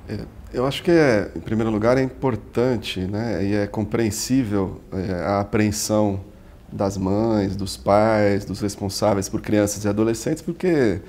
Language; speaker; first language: Portuguese; native; Portuguese